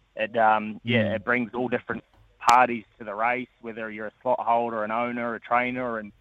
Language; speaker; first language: English; native; English